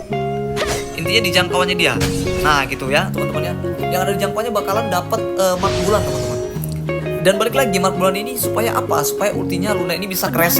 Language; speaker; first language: Indonesian; native; Indonesian